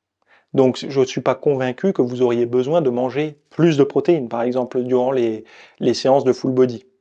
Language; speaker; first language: French; native; French